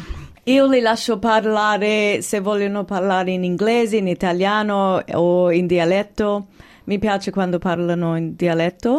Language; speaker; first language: Italian; early bilingual, heritage; English